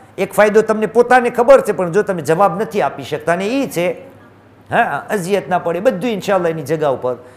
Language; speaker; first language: Gujarati; early bilingual, heritage; Gujarati